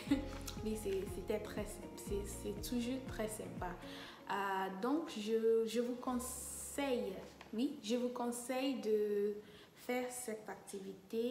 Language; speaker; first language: French; non-native, fluent; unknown